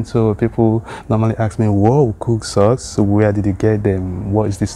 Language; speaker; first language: English; non-native, local second language; Igbo